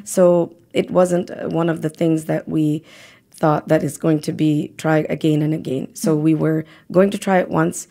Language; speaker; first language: English; native; English